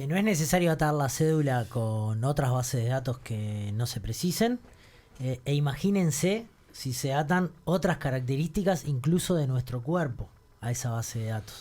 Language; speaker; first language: Spanish; native; Spanish